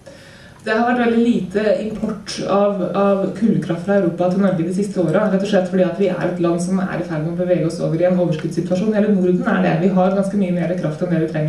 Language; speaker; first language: Norwegian; native; Norwegian